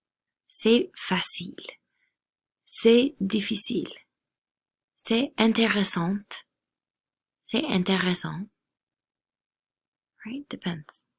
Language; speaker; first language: French; non-native, fluent; English